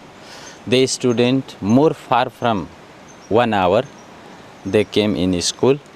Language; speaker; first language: English; non-native, learner; Nepali